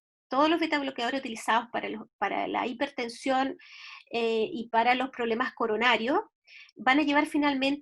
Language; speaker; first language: Spanish; native; Spanish